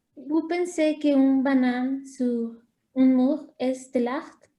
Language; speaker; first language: French; non-native, learner; Spanish